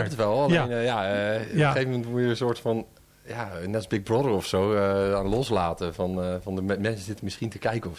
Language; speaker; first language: Dutch; native; Dutch